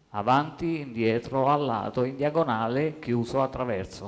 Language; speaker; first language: Italian; native; Italian